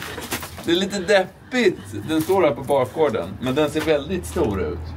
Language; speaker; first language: Swedish; native; Swedish